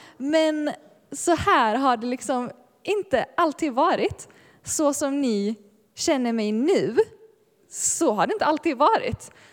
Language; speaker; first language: Swedish; native; Swedish